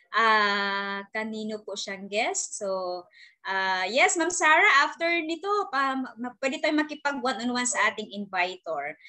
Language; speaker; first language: Filipino; native; Filipino